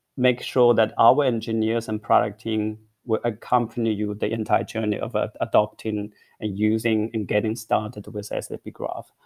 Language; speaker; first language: English; non-native, fluent; Chinese